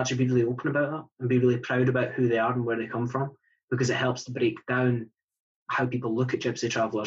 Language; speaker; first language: English; native; English